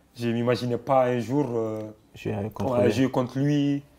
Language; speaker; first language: French; non-native, local second language; Bambara